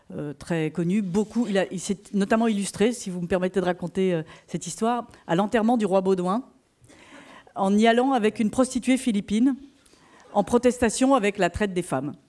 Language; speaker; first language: French; native; French